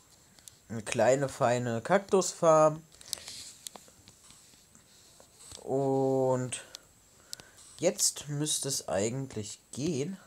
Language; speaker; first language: German; native; German